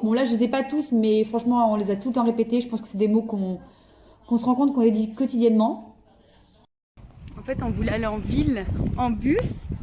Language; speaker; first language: French; native; French